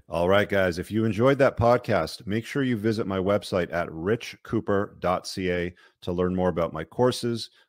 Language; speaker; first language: English; non-native, fluent; Spanish